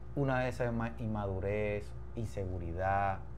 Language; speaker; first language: Spanish; native; Spanish